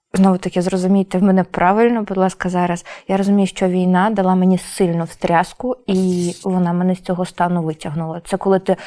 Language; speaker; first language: Ukrainian; native; Ukrainian